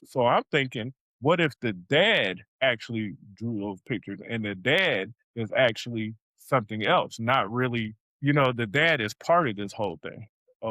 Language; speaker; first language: English; native; English